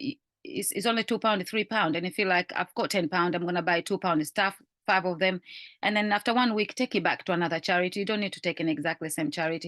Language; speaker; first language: English; non-native, fluent; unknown